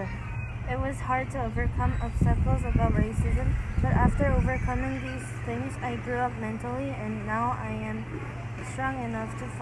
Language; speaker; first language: English; non-native, learner; Korean